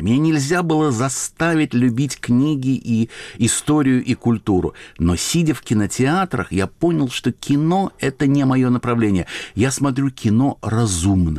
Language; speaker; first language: Russian; native; Russian